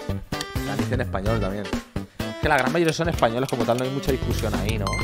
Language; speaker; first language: Spanish; native; Spanish